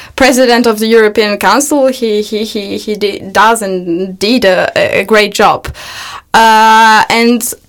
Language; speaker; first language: English; non-native, fluent; Polish